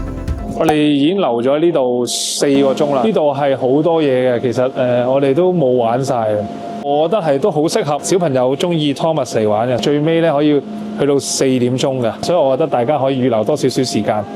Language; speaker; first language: Cantonese; native; Cantonese